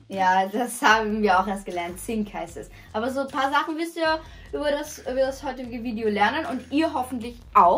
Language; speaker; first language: German; native; German